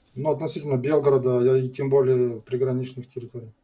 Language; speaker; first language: Russian; native; Russian